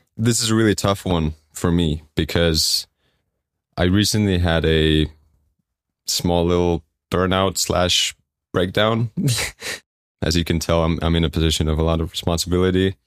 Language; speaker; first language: English; non-native, fluent; Estonian